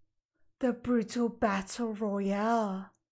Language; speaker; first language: English; native; English